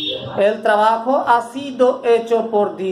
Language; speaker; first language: Spanish; non-native, learner; Bangla